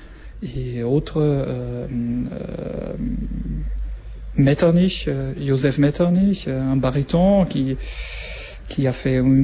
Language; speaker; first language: French; non-native, learner; German